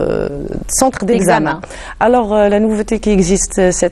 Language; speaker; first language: French; non-native, local second language; Arabic